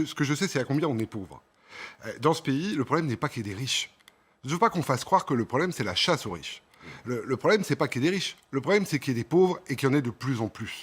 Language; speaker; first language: French; native; French